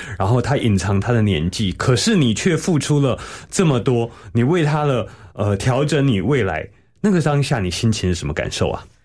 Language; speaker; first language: Chinese; native; Chinese